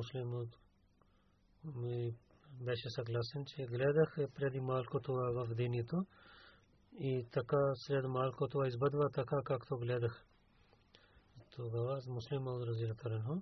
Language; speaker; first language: Bulgarian; non-native, learner; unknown